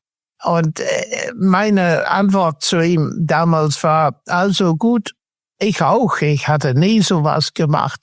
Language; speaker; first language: German; non-native, fluent; English